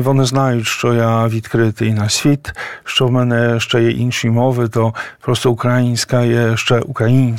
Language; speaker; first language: Ukrainian; non-native, fluent; Polish